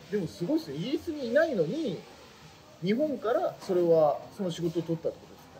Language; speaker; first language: Japanese; native; Japanese